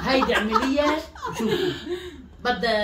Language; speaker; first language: Arabic; native; Arabic